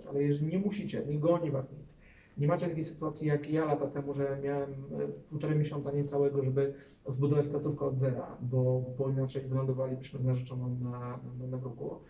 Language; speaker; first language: Polish; native; Polish